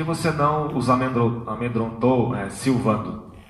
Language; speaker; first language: Portuguese; native; Portuguese